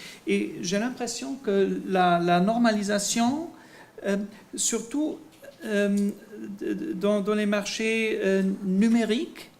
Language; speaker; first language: French; non-native, fluent; German